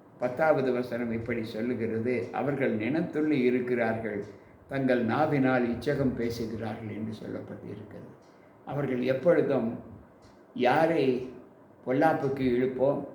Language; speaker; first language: Tamil; native; Tamil